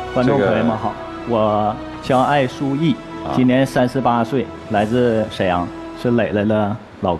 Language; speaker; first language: Chinese; native; Chinese